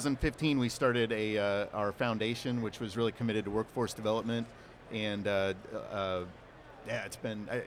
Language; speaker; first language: English; native; English